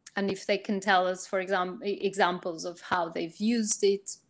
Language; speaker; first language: English; non-native, fluent; Portuguese